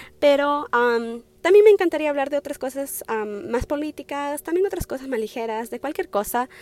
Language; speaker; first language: Spanish; early bilingual, heritage; Spanish